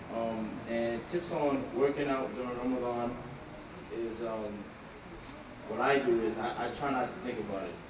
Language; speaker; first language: English; native; English